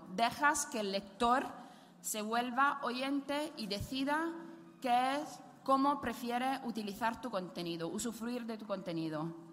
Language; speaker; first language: Spanish; non-native, fluent; Italian